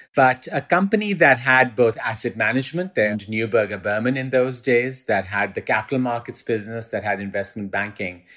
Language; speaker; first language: English; non-native, local second language; Urdu